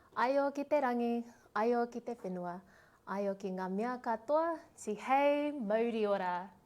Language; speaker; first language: Māori; non-native, local second language; English